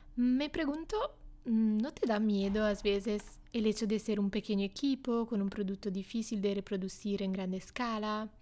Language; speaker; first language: Spanish; non-native, fluent; Italian